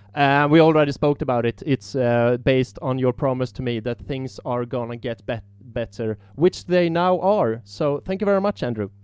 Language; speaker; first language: English; non-native, fluent; Swedish